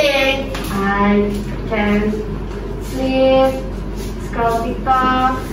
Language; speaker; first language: English; non-native, learner; Indonesian